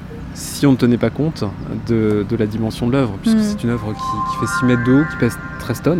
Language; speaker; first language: French; native; French